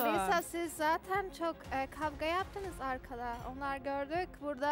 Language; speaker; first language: Turkish; non-native, learner; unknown